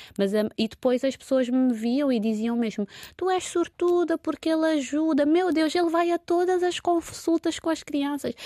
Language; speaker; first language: Portuguese; non-native, local second language; Kabuverdianu